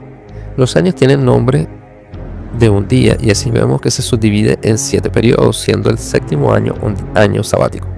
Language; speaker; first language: Spanish; native; Spanish